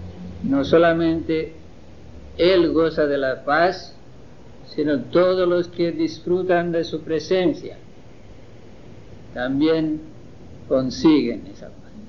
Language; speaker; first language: Spanish; non-native, fluent; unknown